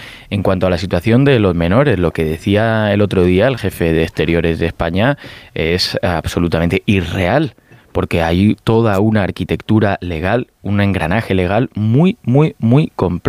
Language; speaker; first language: Spanish; native; Spanish